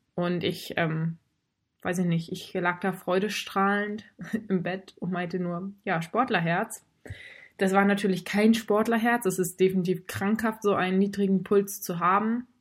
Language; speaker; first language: German; native; German